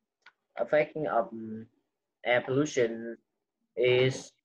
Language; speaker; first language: English; non-native, learner; Vietnamese